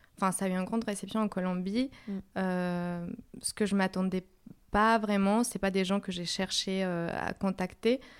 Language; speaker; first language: French; non-native, fluent; Spanish